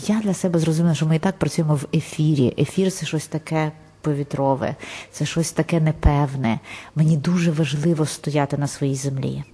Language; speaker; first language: Ukrainian; non-native, local second language; Russian